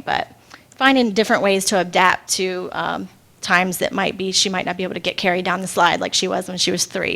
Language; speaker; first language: English; native; English